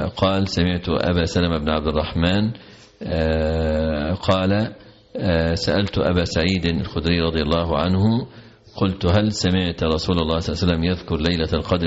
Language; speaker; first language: Arabic; native; Arabic